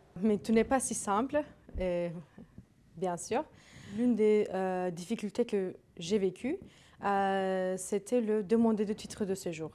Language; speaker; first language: French; non-native, learner; Turkish